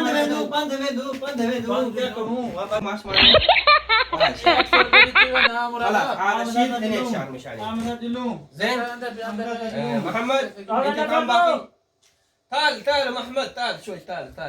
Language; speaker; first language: Arabic; non-native, learner; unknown